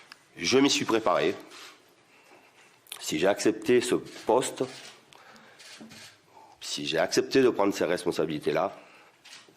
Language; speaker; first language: French; native; French